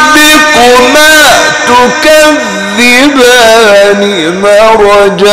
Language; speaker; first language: Arabic; native; Arabic